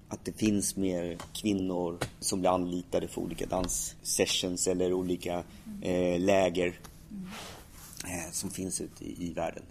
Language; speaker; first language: Swedish; native; Swedish